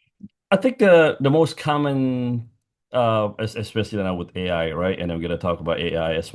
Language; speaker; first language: English; non-native, fluent; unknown